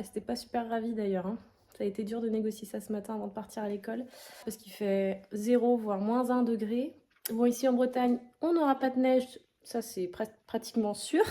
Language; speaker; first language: French; native; French